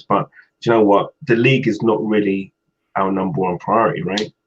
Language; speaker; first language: English; native; English